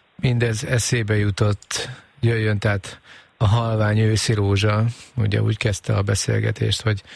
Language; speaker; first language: Hungarian; native; Hungarian